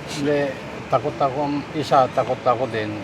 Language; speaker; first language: Filipino; non-native, learner; Japanese